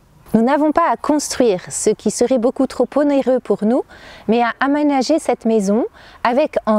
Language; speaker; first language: French; native; French